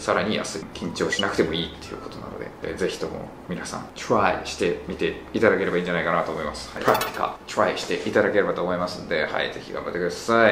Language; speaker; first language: Japanese; native; Japanese